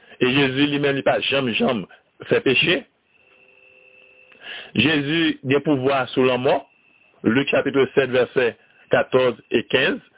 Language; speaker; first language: French; non-native, learner; Haitian Creole